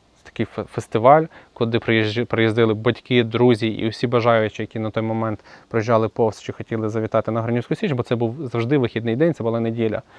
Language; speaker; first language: Ukrainian; native; Ukrainian